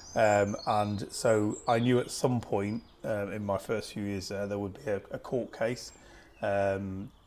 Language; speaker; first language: English; native; English